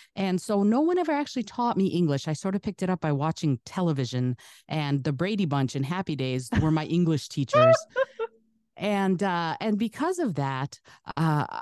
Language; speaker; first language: English; early bilingual, other home language; Russian